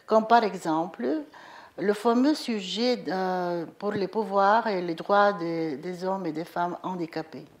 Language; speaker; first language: French; non-native, fluent; Bulgarian